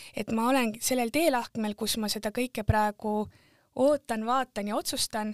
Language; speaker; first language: Estonian; native; Estonian